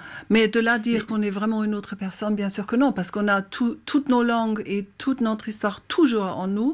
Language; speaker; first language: French; non-native, fluent; German